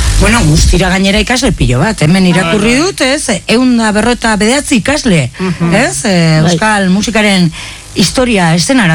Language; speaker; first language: Basque; native; Basque